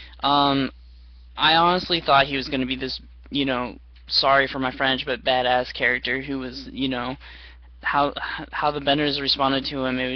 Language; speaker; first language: English; native; English